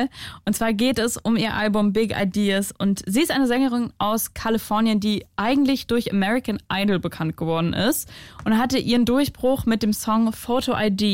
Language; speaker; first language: German; native; German